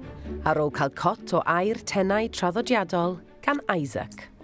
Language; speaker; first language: Welsh; native; Welsh